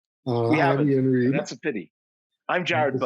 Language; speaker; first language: English; native; English